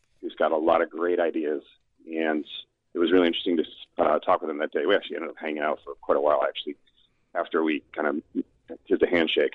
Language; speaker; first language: English; native; English